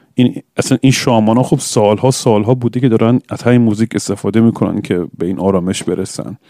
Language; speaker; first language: Persian; early bilingual, other home language; English